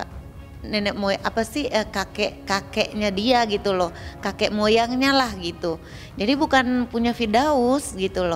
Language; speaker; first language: Indonesian; native; Indonesian